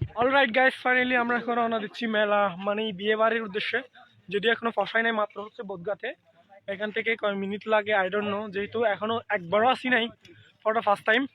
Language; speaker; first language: Bangla; non-native, local second language; Chakma